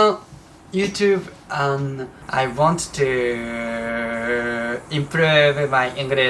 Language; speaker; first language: English; non-native, learner; Japanese